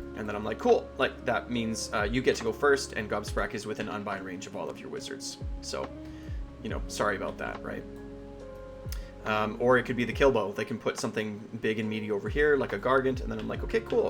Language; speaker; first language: English; native; English